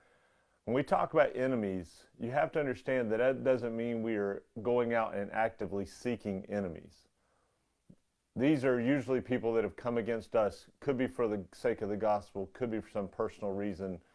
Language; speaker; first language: English; native; English